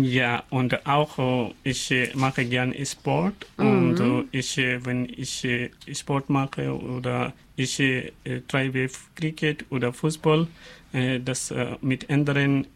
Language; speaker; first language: German; non-native, learner; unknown